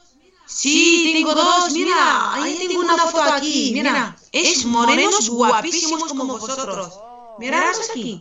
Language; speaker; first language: Spanish; non-native, fluent; Arabic